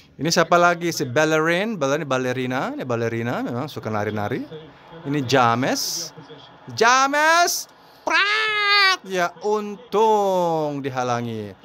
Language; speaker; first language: Indonesian; non-native, fluent; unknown